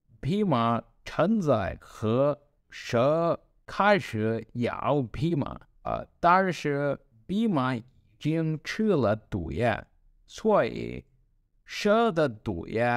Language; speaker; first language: Chinese; non-native, learner; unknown